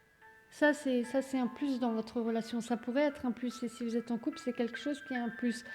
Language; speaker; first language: French; native; French